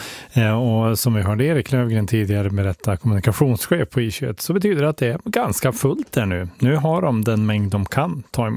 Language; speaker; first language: Swedish; native; Swedish